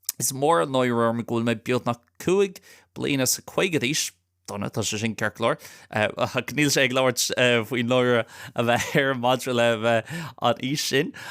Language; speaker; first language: Irish; non-native, local second language; English